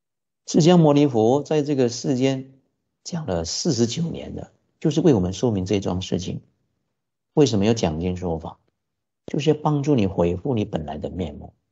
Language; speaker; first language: Chinese; native; Chinese